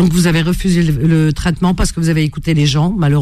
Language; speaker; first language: French; native; French